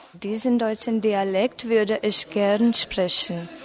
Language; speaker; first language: German; non-native, learner; Marathi